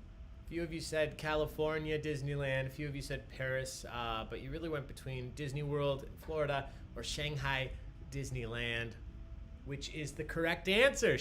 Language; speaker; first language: English; native; English